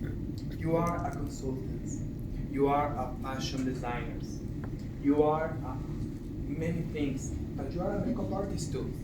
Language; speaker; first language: English; non-native, learner; Spanish